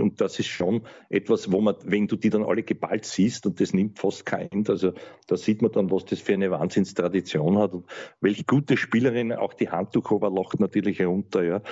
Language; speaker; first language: German; native; German